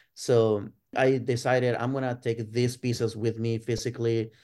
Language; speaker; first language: English; non-native, fluent; Spanish